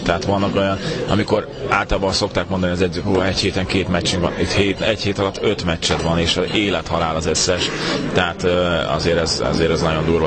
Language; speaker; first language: Hungarian; native; Hungarian